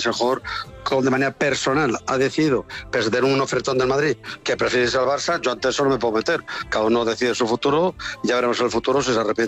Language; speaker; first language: Spanish; native; Spanish